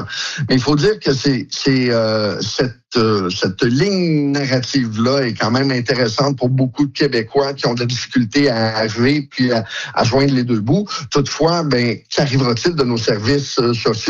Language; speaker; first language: French; native; French